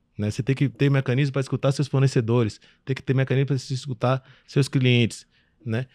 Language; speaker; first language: Portuguese; early bilingual, other home language; French